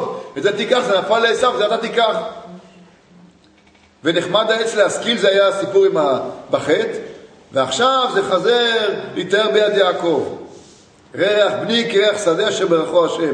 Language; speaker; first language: Hebrew; native; Hebrew